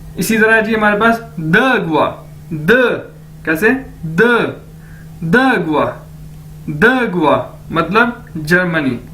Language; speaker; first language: Urdu; native; Urdu